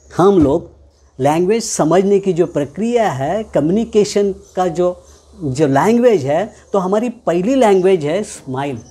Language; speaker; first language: Hindi; non-native, local second language; Marathi